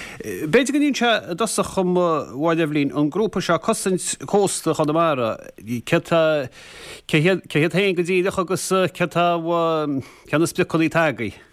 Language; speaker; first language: Irish; native; Irish